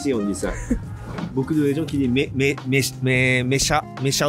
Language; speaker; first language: French; non-native, learner; Japanese